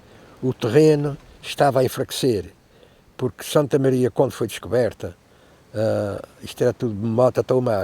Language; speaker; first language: Portuguese; native; Portuguese